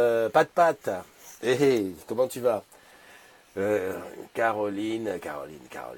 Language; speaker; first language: French; native; French